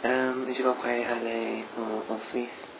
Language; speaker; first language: French; non-native, learner; English